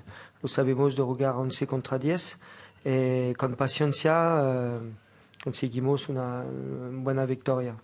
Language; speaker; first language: Spanish; non-native, fluent; French